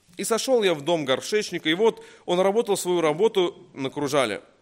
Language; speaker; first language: Russian; native; Russian